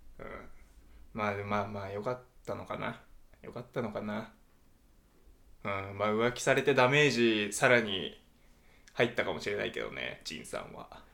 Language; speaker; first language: Japanese; native; Japanese